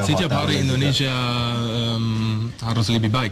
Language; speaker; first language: Indonesian; non-native, learner; German